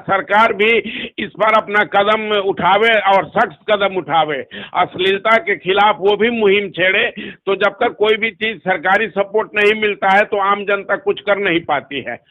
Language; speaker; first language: Hindi; non-native, local second language; Bhojpuri